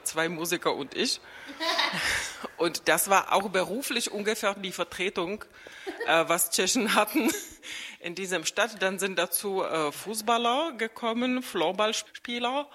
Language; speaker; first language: German; non-native, fluent; Czech